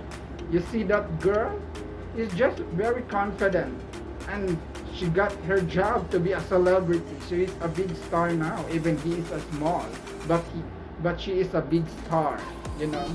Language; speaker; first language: English; non-native, local second language; Filipino